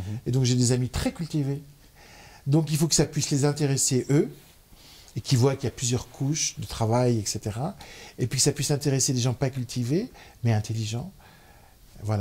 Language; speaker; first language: French; native; French